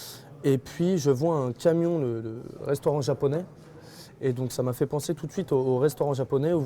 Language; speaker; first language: French; native; French